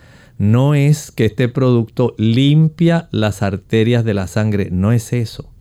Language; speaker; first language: Spanish; native; Spanish